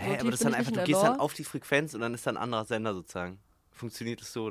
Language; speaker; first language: German; native; German